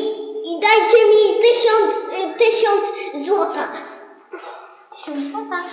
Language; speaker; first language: Polish; early bilingual, heritage; Polish